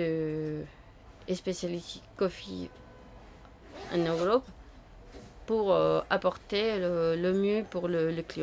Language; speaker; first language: French; non-native, fluent; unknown